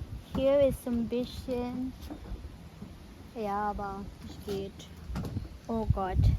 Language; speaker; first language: German; non-native, learner; Filipino